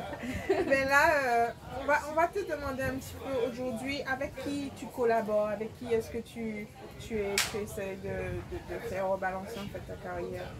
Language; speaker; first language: French; native; French